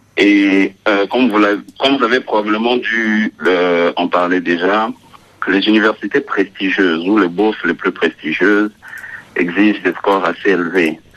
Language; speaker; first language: French; non-native, local second language; Lingala